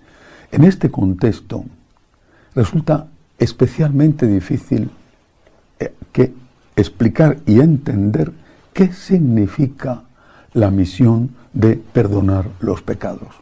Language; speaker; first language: Spanish; native; Spanish